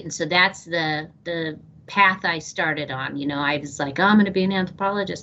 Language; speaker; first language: English; native; English